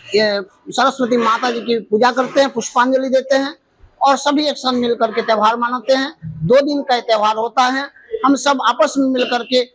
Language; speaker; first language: Hindi; non-native, local second language; Bangla